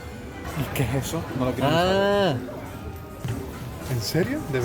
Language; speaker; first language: Spanish; native; Spanish